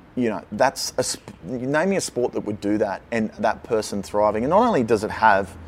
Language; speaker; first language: English; native; English